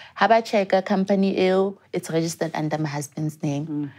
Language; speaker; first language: English; non-native, local second language; Southern Sotho